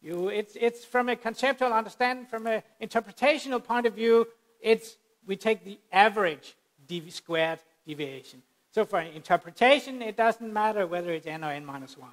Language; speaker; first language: English; non-native, fluent; Danish